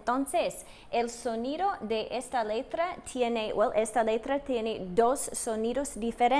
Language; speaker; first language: Spanish; non-native, fluent; English